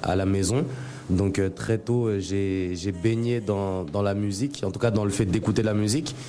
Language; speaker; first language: French; native; French